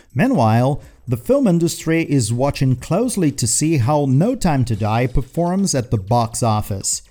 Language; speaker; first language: English; non-native, fluent; Portuguese